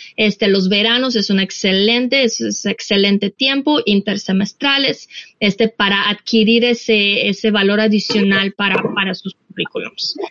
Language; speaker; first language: Spanish; non-native, fluent; Russian